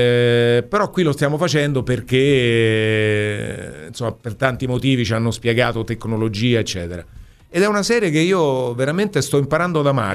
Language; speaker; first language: Italian; native; Italian